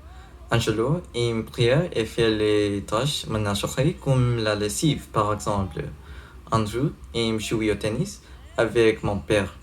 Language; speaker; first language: French; non-native, learner; English